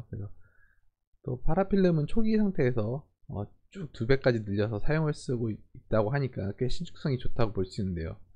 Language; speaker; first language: Korean; native; Korean